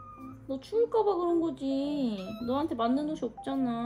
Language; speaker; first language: Korean; native; Korean